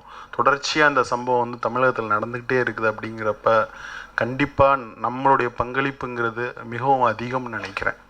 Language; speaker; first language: Tamil; native; Tamil